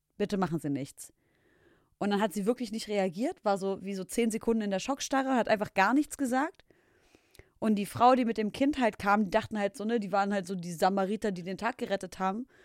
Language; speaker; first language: German; early bilingual, other home language; Arabic